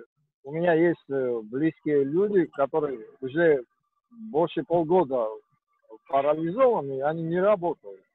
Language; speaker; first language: Russian; non-native, fluent; Georgian